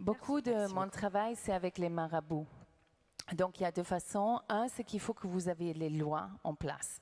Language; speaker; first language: French; non-native, fluent; English